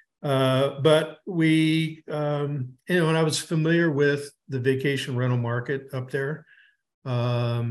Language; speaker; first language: English; native; English